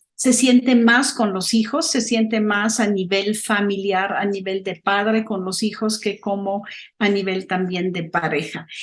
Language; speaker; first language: Spanish; non-native, fluent; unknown